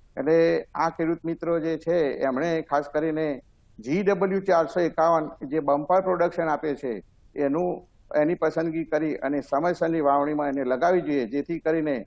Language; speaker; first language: Gujarati; native; Gujarati